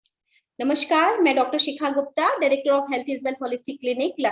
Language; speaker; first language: Hindi; native; Hindi